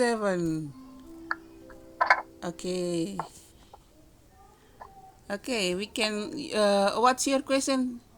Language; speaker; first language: English; non-native, learner; Indonesian